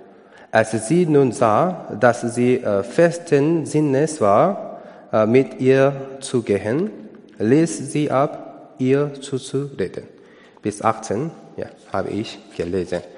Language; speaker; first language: German; non-native, learner; Korean